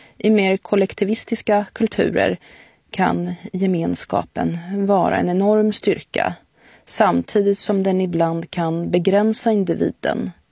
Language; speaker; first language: Swedish; early bilingual, other home language; Arabic